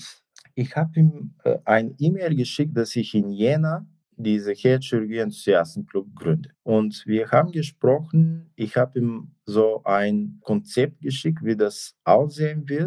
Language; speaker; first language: German; non-native, fluent; Bulgarian